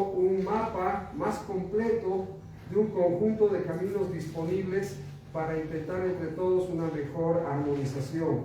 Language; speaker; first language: Spanish; native; Spanish